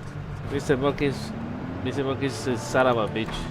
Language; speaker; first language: English; non-native, learner; Spanish